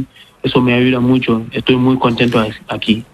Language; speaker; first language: Spanish; non-native, learner; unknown